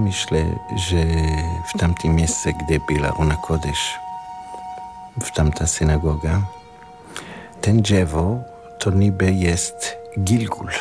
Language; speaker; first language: Polish; non-native, learner; Hebrew